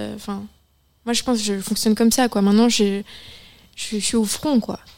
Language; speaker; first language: French; native; French